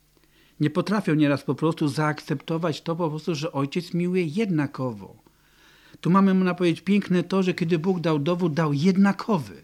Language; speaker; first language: Polish; native; Polish